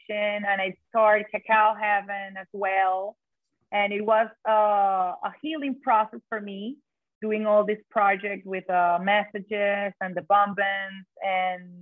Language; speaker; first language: English; non-native, fluent; Spanish